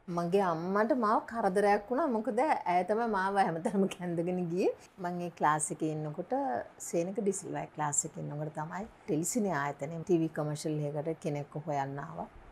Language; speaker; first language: Sinhala; native; Sinhala